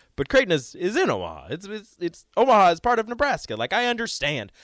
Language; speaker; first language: English; native; English